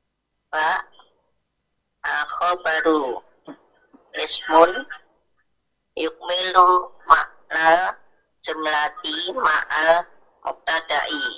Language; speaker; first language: Arabic; non-native, learner; Indonesian